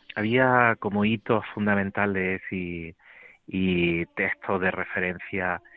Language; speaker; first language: Spanish; native; Spanish